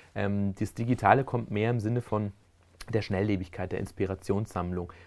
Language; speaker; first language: German; early bilingual, other home language; Spanish